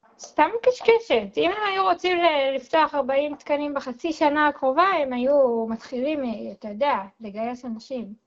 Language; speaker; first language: Hebrew; non-native, local second language; Arabic